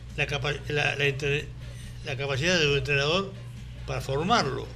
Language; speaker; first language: Spanish; native; Spanish